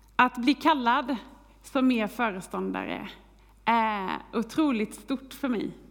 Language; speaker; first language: Swedish; native; Swedish